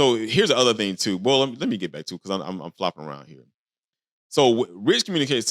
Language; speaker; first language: English; native; English